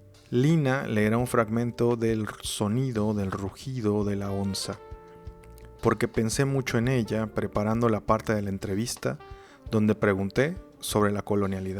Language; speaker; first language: Spanish; native; Spanish